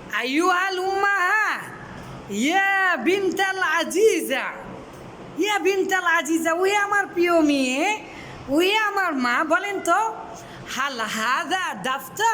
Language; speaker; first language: Arabic; non-native, fluent; Bangla